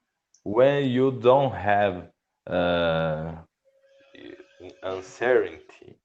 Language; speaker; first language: English; non-native, learner; Portuguese